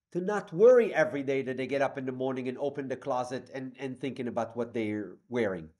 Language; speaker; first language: English; non-native, fluent; Hebrew